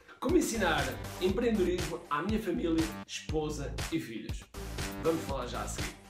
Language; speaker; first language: Portuguese; native; Portuguese